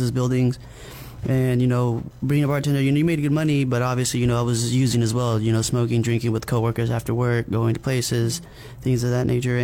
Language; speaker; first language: English; native; English